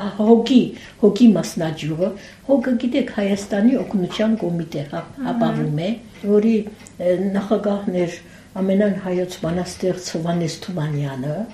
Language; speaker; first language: Armenian; early bilingual, heritage; Armenian